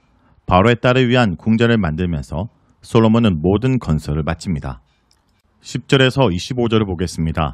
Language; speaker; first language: Korean; native; Korean